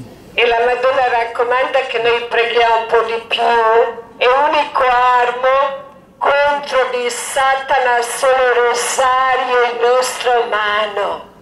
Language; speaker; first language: Italian; non-native, learner; Croatian